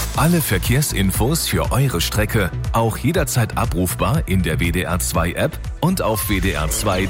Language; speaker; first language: German; native; German